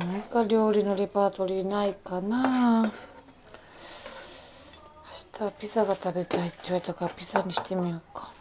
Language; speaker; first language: Japanese; native; Japanese